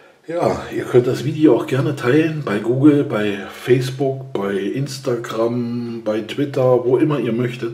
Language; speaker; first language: German; native; German